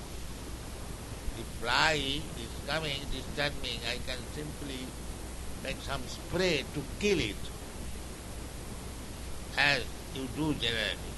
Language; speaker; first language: English; non-native, local second language; Bangla